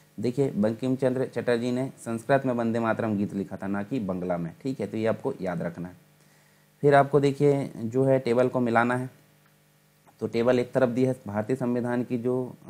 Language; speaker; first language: Hindi; native; Hindi